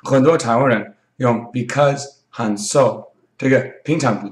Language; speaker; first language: Chinese; non-native, fluent; English